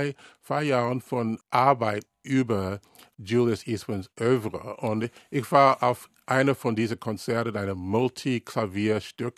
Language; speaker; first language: German; non-native, learner; English